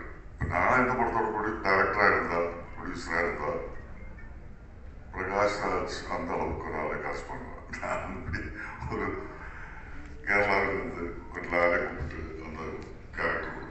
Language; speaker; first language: Tamil; non-native, learner; Malayalam